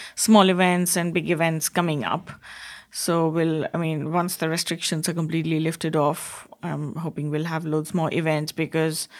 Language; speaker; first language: English; non-native, local second language; Bangla